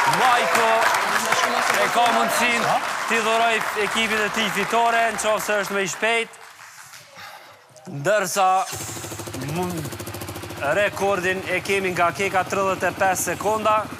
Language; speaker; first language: Albanian; native; Albanian